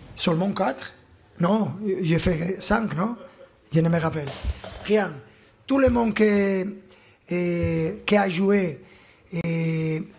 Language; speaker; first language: French; non-native, fluent; Spanish